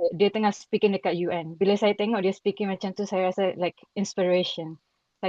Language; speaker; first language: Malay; non-native, local second language; Rohingya